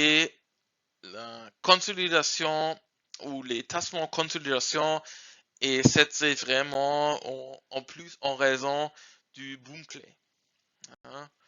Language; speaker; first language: French; non-native, learner; German